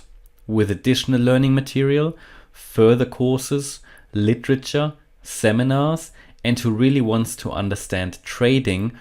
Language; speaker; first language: English; non-native, fluent; German